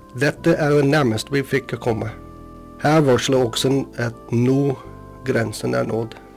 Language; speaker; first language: Norwegian; non-native, fluent; English